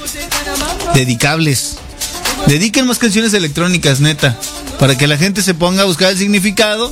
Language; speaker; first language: Spanish; native; Spanish